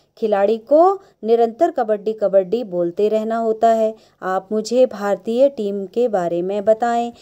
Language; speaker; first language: Hindi; native; Hindi